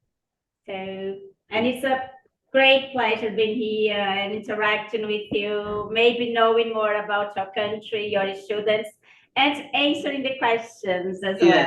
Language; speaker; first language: English; non-native, fluent; Portuguese